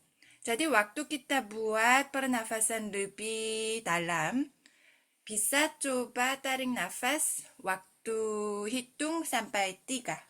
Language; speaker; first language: Indonesian; non-native, fluent; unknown